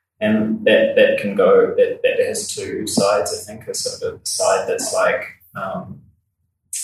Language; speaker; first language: English; native; English